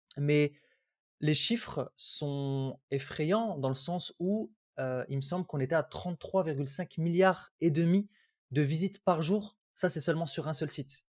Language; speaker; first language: French; early bilingual, other home language; Arabic